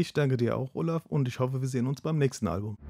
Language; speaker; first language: German; native; German